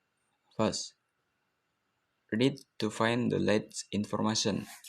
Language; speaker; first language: English; non-native, learner; Indonesian